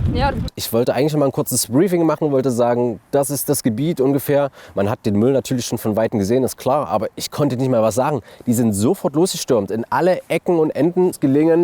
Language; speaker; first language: German; native; German